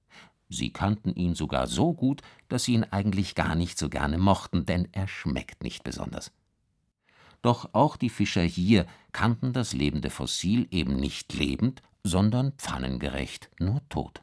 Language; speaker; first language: German; native; German